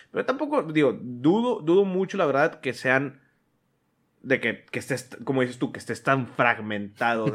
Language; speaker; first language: Spanish; native; Spanish